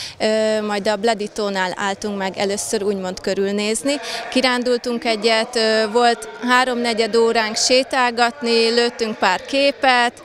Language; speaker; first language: Hungarian; native; Hungarian